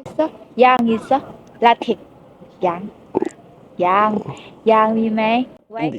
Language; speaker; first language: Korean; non-native, learner; Thai